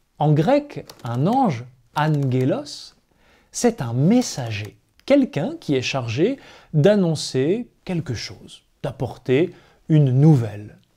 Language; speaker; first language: French; native; French